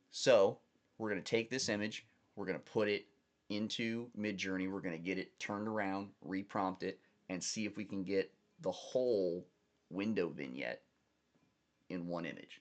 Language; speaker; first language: English; native; English